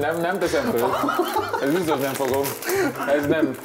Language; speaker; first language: Hungarian; non-native, learner; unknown